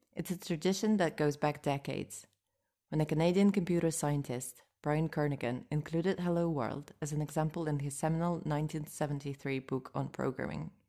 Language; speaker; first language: English; non-native, fluent; Russian